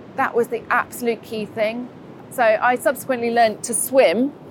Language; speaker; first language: English; native; English